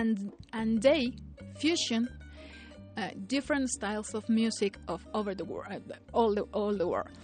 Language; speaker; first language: English; non-native, fluent; Spanish